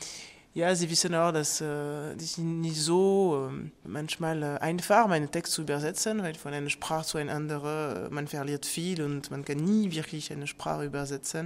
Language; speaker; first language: German; non-native, fluent; French